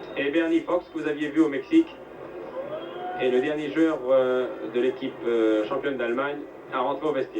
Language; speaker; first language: French; native; French